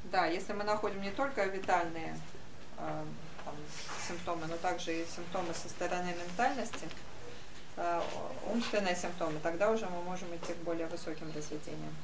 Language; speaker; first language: Russian; native; Russian